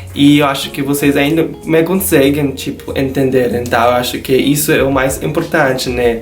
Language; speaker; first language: Portuguese; non-native, learner; English